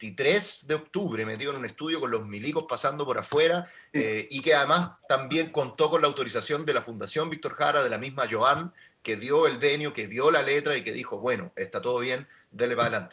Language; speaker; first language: Spanish; native; Spanish